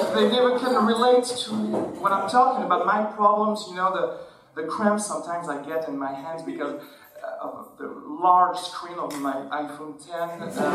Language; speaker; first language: English; non-native, fluent; Arabic